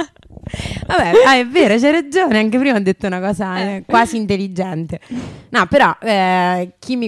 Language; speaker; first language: Italian; native; Italian